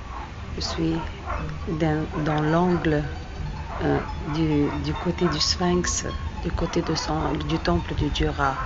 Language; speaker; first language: French; non-native, fluent; Arabic